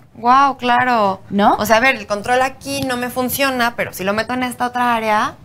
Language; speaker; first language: Spanish; native; Spanish